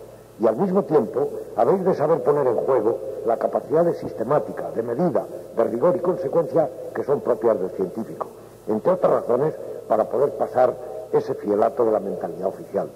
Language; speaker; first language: Spanish; native; Spanish